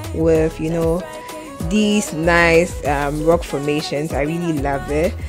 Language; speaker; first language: English; non-native, local second language; Akan